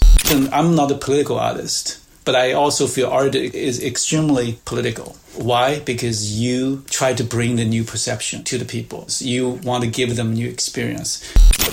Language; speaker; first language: English; non-native, fluent; Chinese